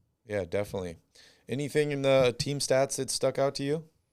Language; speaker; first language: English; native; English